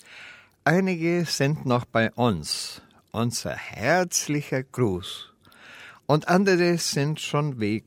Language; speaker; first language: German; early bilingual, heritage; Spanish